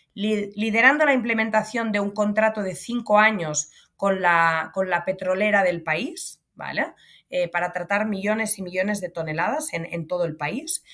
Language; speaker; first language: Spanish; native; Spanish